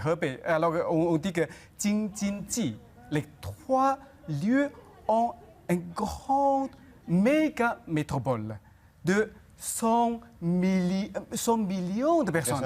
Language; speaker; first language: French; non-native, fluent; Chinese